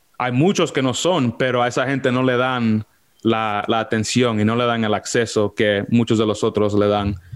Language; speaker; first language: Spanish; early bilingual, heritage; Spanish